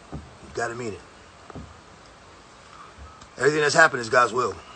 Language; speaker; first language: English; native; English